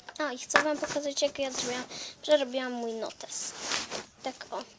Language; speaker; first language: Polish; early bilingual, heritage; Polish